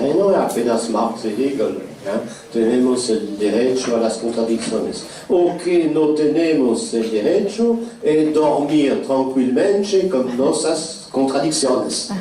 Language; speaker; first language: Spanish; non-native, fluent; French